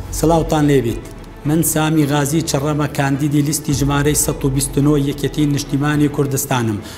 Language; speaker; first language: Central Kurdish; non-native, local second language; Kurdish